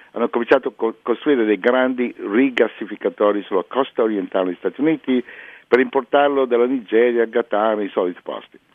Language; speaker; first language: Italian; non-native, fluent; English